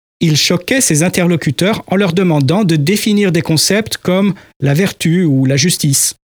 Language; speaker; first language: French; native; French